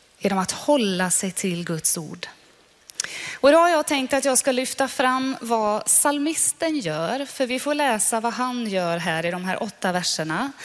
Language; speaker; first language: Swedish; non-native, fluent; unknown